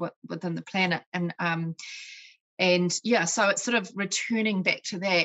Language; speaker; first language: English; native; English